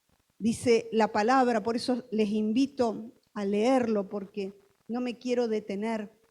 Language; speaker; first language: Spanish; native; Spanish